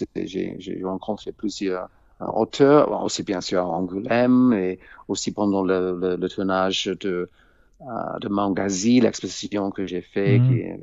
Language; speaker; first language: French; non-native, fluent; English